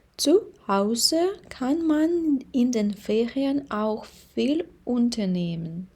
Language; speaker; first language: German; non-native, fluent; Ukrainian